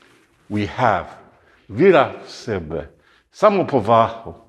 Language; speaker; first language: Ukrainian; non-native, learner; English